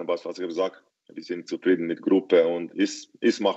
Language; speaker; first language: German; non-native, fluent; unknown